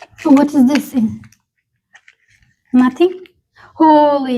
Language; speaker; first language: English; non-native, learner; Turkish